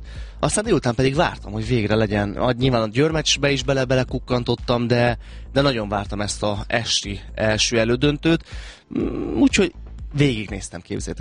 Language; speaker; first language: Hungarian; native; Hungarian